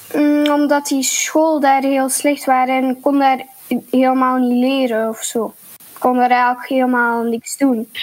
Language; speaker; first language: Dutch; early bilingual, other home language; Lithuanian